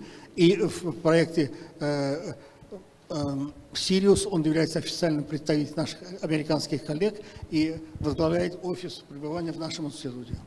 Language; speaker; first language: Russian; native; Russian